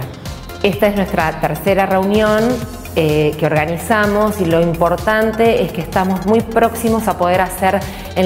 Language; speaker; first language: Spanish; native; Spanish